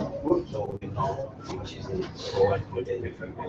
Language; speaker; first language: English; non-native, learner; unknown